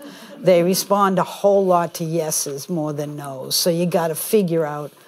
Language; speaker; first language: English; native; English